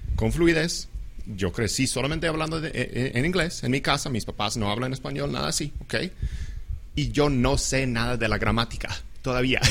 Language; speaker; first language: Spanish; non-native, fluent; English